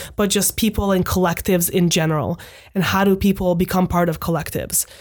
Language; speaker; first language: English; non-native, fluent; Hungarian